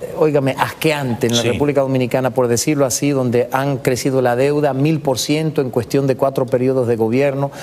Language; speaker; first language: Spanish; early bilingual, heritage; Spanish